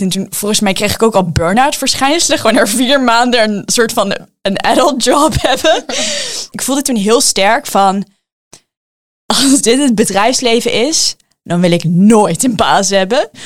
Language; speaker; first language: Dutch; early bilingual, heritage; Dutch